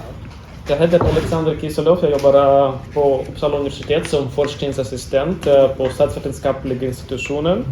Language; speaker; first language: Swedish; non-native, learner; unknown